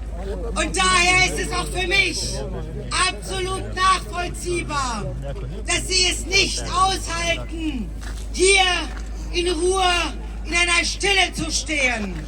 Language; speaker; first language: German; early bilingual, other home language; Kurdish